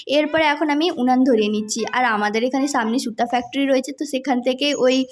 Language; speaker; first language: Bangla; non-native, local second language; Santali